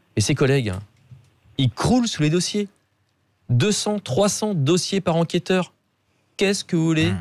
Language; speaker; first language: French; native; French